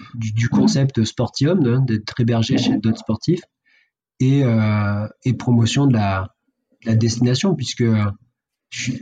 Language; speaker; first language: French; native; French